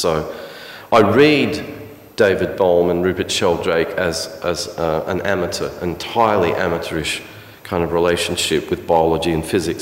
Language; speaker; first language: English; native; English